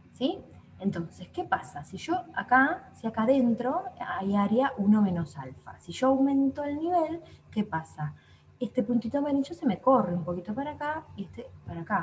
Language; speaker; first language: Spanish; native; Spanish